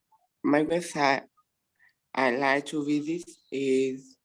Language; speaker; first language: English; non-native, learner; Vietnamese